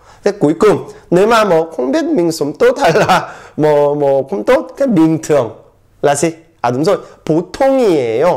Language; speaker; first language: Vietnamese; non-native, fluent; Korean